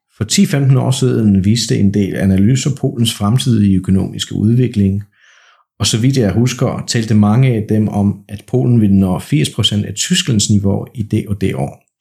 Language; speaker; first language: Danish; non-native, fluent; Polish